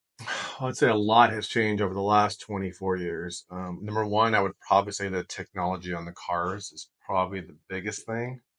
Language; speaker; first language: English; native; English